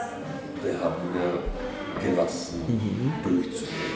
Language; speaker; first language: German; non-native, learner; Czech